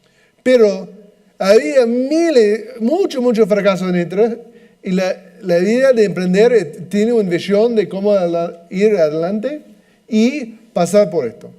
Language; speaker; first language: Spanish; non-native, fluent; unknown